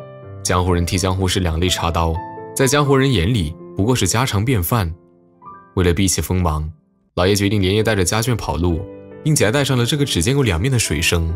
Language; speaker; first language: Chinese; native; Chinese